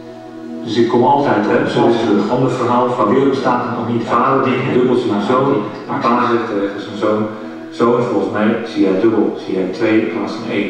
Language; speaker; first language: Dutch; native; Dutch